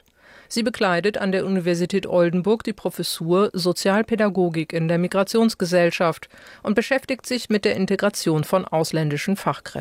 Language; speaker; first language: German; native; German